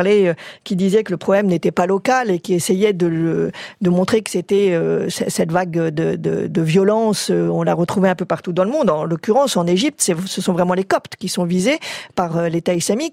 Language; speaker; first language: French; native; French